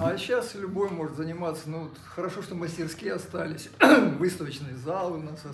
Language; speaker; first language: Russian; native; Russian